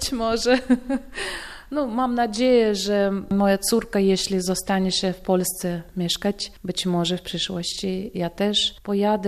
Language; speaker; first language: Polish; non-native, fluent; Russian